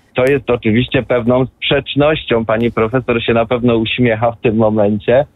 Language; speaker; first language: Polish; non-native, local second language; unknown